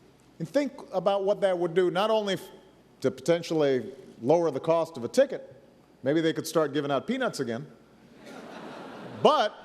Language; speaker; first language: English; native; English